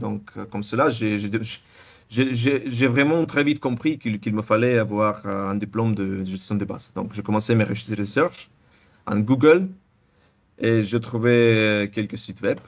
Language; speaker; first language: French; non-native, fluent; Russian